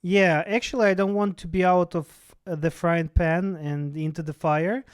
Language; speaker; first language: English; non-native, fluent; Russian